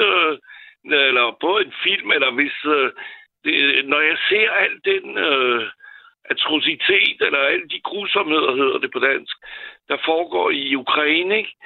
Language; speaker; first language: Danish; non-native, fluent; French